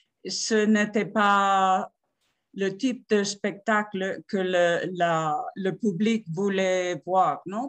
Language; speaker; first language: French; non-native, fluent; Spanish